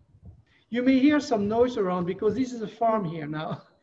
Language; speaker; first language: English; non-native, fluent; French